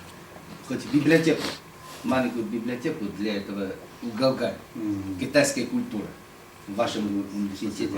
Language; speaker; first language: Russian; non-native, fluent; Chinese